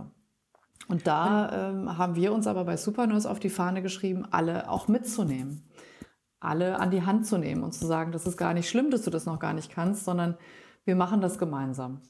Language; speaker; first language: German; native; German